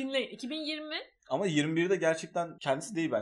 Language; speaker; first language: Turkish; native; Turkish